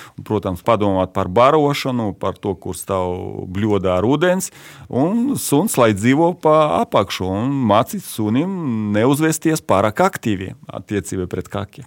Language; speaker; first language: Latvian; non-native, local second language; Russian